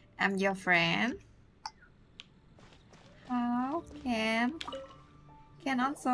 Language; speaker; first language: English; non-native, learner; Vietnamese